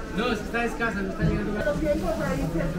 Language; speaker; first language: Spanish; native; Spanish